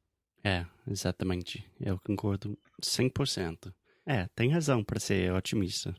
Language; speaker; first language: Portuguese; non-native, fluent; English